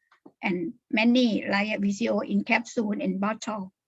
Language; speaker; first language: English; non-native, learner; Thai